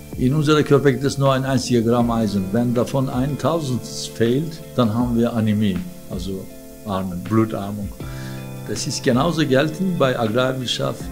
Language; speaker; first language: German; non-native, fluent; Turkish